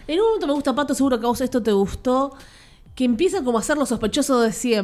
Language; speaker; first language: Spanish; native; Spanish